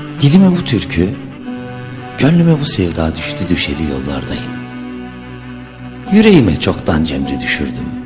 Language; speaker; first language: Turkish; native; Turkish